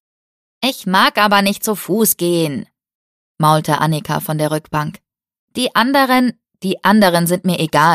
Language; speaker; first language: German; native; German